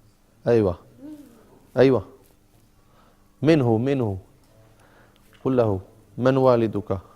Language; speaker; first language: Arabic; non-native, fluent; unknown